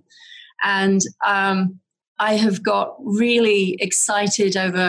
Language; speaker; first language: English; native; English